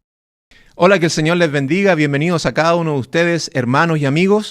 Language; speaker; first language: Spanish; native; Spanish